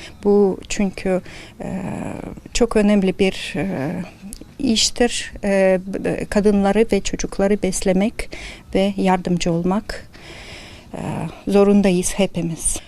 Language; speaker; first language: Turkish; non-native, fluent; Ukrainian